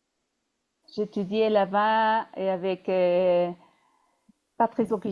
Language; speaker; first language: French; non-native, fluent; Spanish